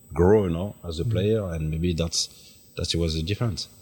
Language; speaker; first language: English; non-native, fluent; French